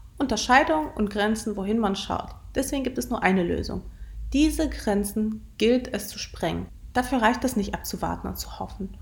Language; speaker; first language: German; early bilingual, other home language; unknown